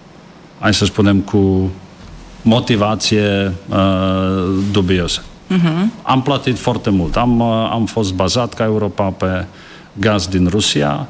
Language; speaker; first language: Romanian; non-native, fluent; Czech